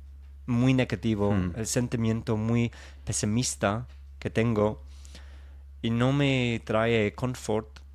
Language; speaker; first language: Spanish; non-native, fluent; English